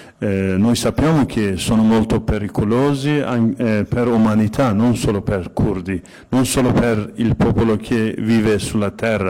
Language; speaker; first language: Italian; non-native, fluent; Kurdish